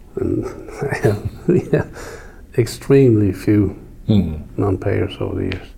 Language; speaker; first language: English; non-native, fluent; Swedish